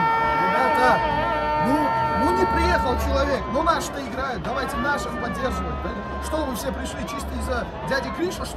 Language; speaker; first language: Russian; native; Russian